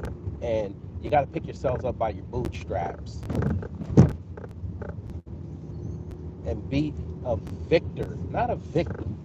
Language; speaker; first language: English; native; English